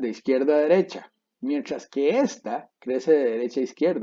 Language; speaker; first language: Spanish; native; Spanish